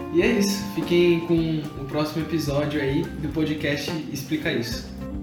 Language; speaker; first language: Portuguese; native; Portuguese